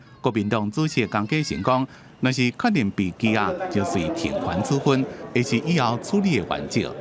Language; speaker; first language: Chinese; native; Chinese